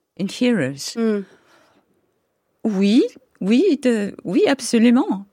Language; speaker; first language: French; non-native, fluent; English